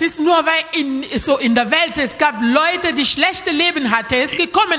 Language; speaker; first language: German; non-native, learner; French